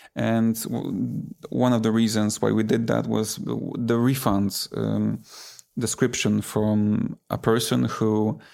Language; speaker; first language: English; non-native, fluent; Polish